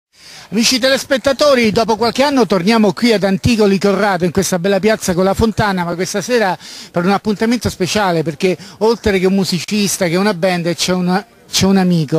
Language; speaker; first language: Italian; native; Italian